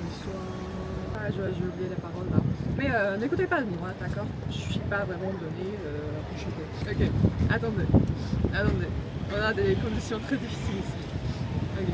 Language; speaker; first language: French; non-native, fluent; Turkish